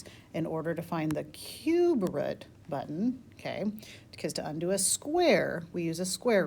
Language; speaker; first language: English; native; English